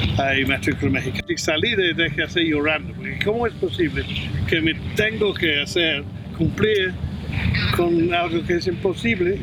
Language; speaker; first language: Spanish; non-native, fluent; English